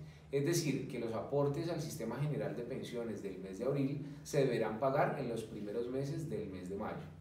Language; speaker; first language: Spanish; native; Spanish